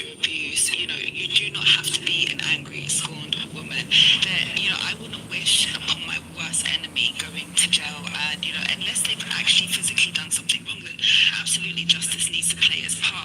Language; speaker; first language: English; native; English